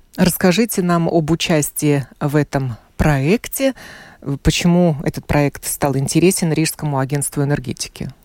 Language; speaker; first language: Russian; native; Russian